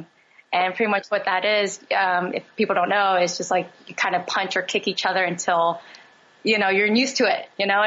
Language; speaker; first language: English; native; English